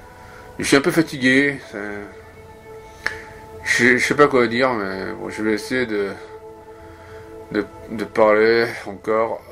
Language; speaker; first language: French; non-native, fluent; Japanese